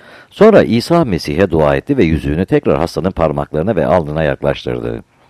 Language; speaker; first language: Turkish; native; Turkish